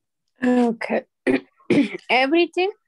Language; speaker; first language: English; non-native, learner; Spanish